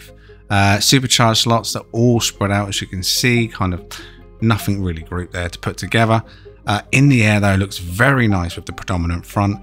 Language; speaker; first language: English; native; English